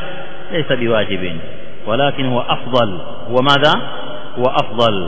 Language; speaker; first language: Arabic; non-native, fluent; Swahili